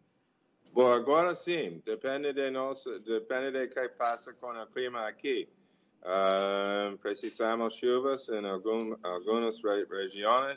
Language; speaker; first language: Portuguese; non-native, learner; English